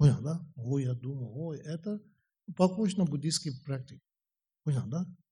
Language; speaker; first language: Russian; non-native, learner; Tibetan